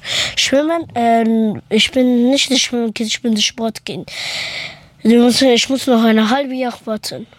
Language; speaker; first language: German; early bilingual, other home language; Persian